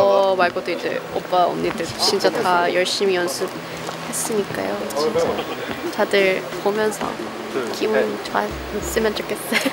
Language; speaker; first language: Korean; non-native, fluent; Thai